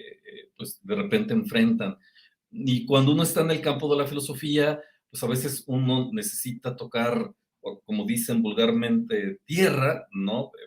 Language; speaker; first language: Spanish; native; Spanish